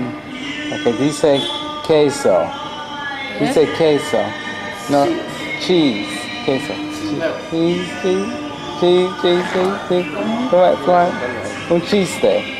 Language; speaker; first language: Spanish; non-native, learner; English